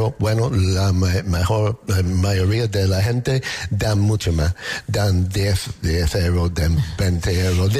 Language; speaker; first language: Spanish; non-native, learner; English